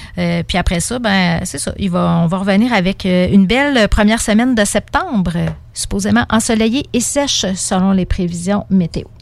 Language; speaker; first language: French; native; French